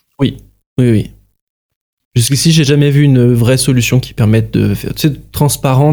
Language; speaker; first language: French; native; French